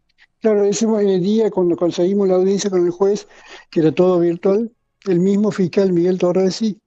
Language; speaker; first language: Spanish; native; Spanish